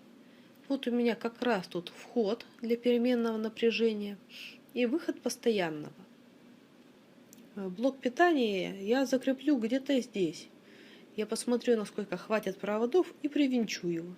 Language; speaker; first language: Russian; native; Russian